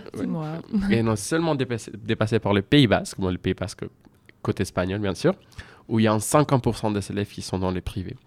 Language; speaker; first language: French; non-native, fluent; Spanish